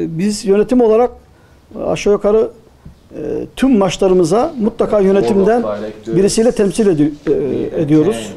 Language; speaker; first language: Turkish; native; Turkish